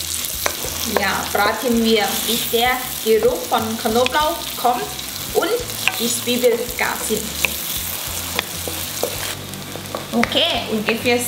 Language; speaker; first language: German; non-native, learner; Thai